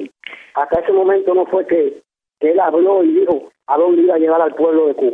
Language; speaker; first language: Spanish; native; Spanish